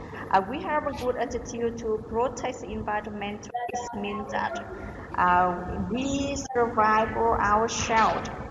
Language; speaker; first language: English; non-native, learner; Vietnamese